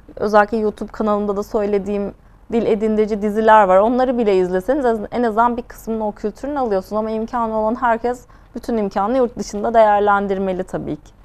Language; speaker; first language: Turkish; native; Turkish